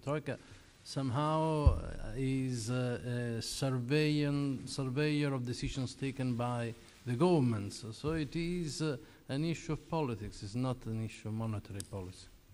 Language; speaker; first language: English; non-native, fluent; Italian